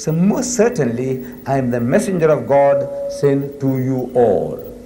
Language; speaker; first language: English; early bilingual, other home language; Gujarati